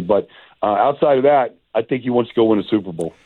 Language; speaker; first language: English; native; English